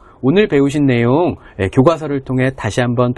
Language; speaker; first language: Korean; native; Korean